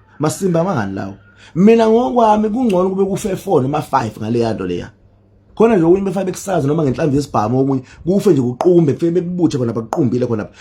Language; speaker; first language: Zulu; native; Zulu